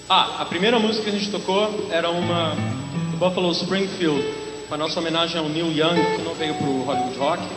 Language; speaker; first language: Portuguese; native; Portuguese